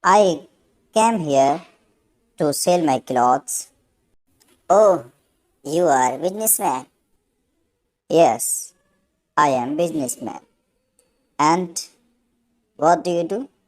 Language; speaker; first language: English; non-native, learner; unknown